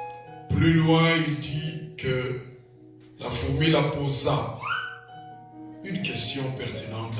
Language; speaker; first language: French; non-native, local second language; Lingala